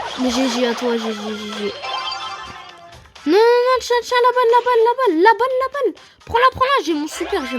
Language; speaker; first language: French; native; French